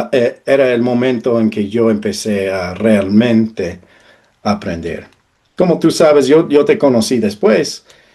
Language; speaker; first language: Spanish; non-native, fluent; English